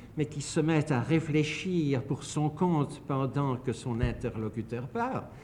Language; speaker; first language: French; native; French